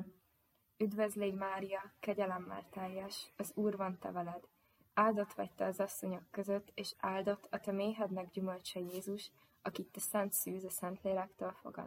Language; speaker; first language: Hungarian; native; Hungarian